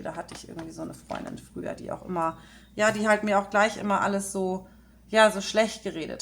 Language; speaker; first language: German; native; German